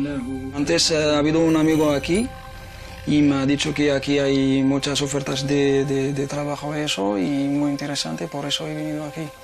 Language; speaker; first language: Spanish; non-native, fluent; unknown